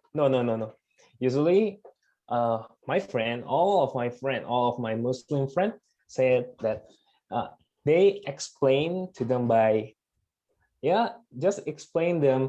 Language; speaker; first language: English; non-native, fluent; Indonesian